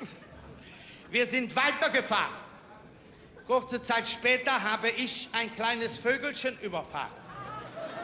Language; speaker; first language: German; native; German